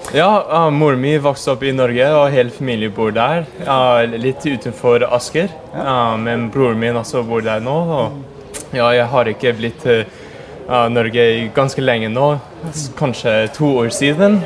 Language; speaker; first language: Norwegian; early bilingual, heritage; English